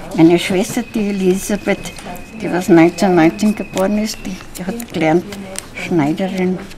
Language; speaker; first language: German; native; German